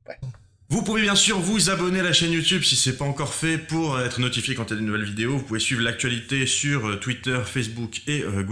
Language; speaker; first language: French; native; French